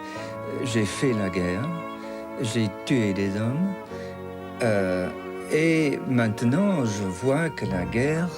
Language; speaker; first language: French; non-native, fluent; English